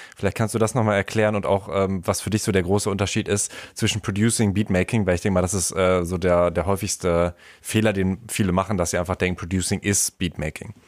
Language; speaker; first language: German; native; German